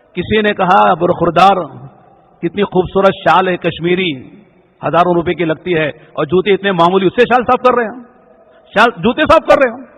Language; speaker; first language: Urdu; native; Urdu